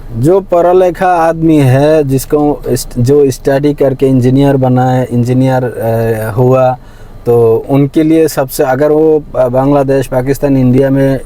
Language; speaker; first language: Hindi; non-native, fluent; Bangla